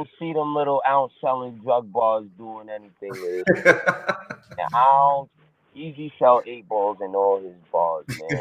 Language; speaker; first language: English; native; English